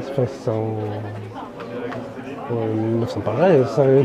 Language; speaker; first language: French; native; French